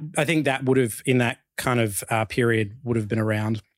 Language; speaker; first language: English; early bilingual, other home language; Chinese